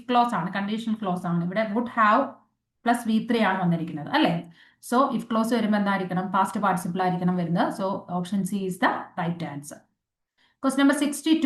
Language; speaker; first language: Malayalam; native; Malayalam